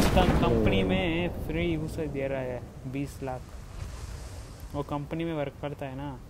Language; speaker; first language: Hindi; non-native, local second language; Kannada